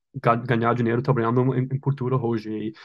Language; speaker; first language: Portuguese; non-native, learner; English